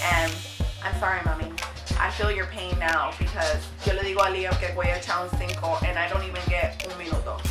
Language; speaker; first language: English; native; English